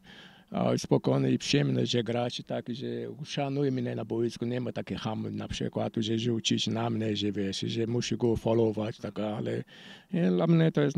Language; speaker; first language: Polish; non-native, learner; Portuguese